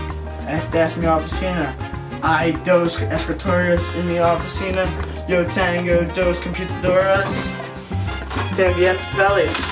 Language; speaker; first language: Spanish; non-native, learner; English